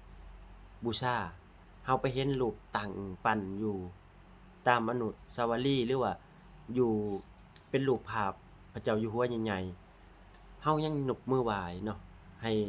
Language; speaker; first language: Thai; non-native, local second language; Lao